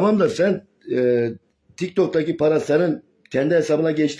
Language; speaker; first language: Turkish; native; Turkish